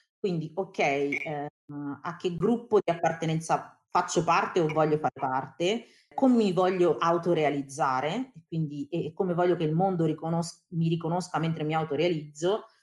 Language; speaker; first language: Italian; early bilingual, other home language; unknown